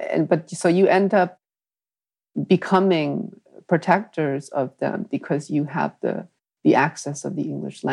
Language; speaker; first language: English; early bilingual, other home language; Vietnamese